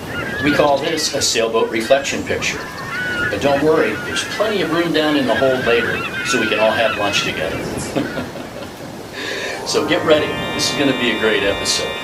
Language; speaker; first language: English; native; English